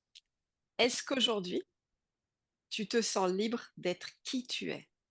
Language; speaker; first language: French; native; French